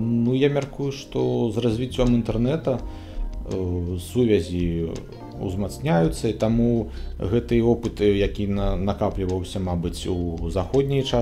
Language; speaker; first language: Belarusian; non-native, local second language; Russian